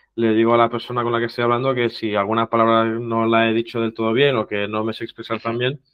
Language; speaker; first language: Spanish; non-native, local second language; Catalan